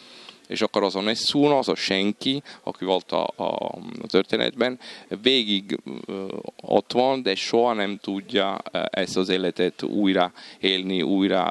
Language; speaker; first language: Hungarian; non-native, fluent; Italian